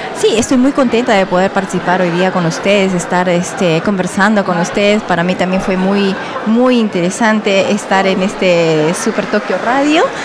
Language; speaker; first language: Spanish; early bilingual, heritage; Spanish